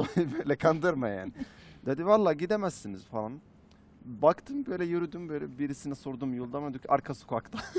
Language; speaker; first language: Turkish; non-native, fluent; Arabic